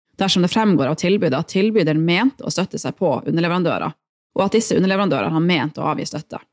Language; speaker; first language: Norwegian; native; Norwegian